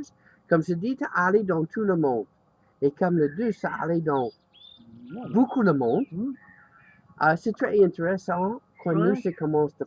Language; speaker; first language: French; non-native, learner; English